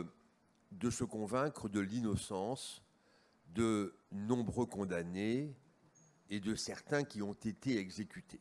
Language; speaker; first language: French; native; French